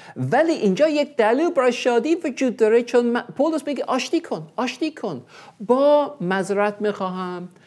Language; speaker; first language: Persian; non-native, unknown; English